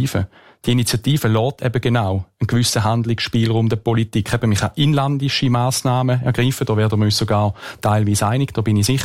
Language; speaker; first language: German; native; German